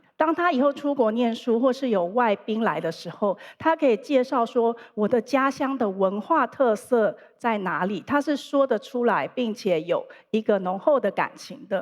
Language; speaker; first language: Chinese; native; Chinese